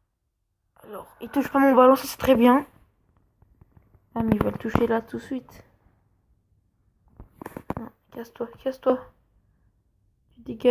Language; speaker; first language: French; native; French